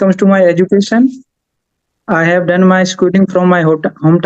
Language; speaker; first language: English; non-native, learner; Haryanvi